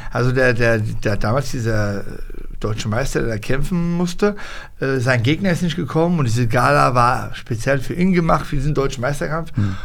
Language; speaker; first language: German; early bilingual, other home language; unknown